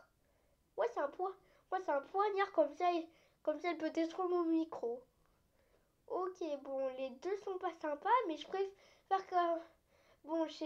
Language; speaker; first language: French; native; French